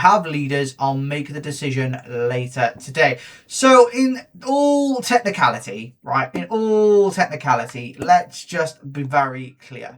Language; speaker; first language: English; native; English